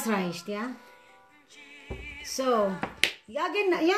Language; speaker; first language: German; non-native, learner; Cebuano